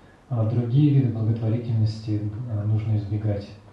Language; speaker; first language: Russian; native; Russian